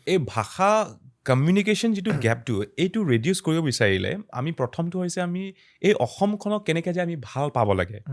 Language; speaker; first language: Assamese; non-native, local second language; Karbi